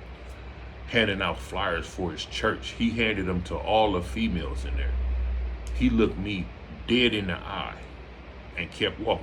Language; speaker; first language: English; native; English